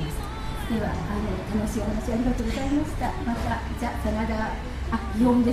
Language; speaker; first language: Japanese; native; Japanese